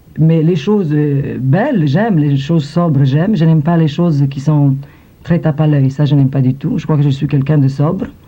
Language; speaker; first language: French; non-native, fluent; Italian